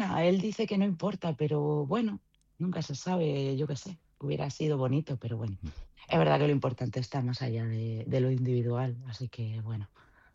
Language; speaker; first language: Spanish; native; Spanish